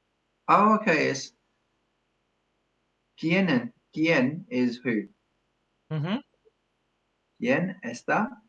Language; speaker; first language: Spanish; non-native, learner; English